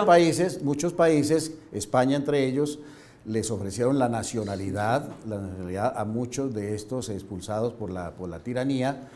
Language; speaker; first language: Spanish; native; Spanish